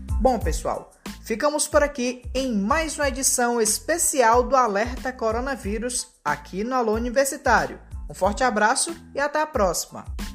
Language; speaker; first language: Portuguese; native; Portuguese